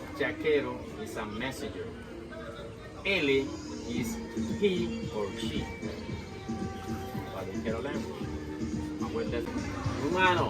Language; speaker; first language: English; non-native, fluent; Spanish